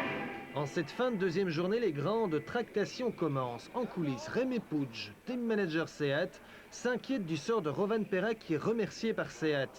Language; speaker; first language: French; native; French